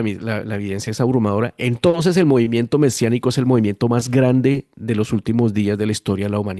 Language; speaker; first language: Spanish; native; Spanish